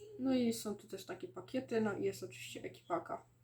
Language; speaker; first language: Polish; native; Polish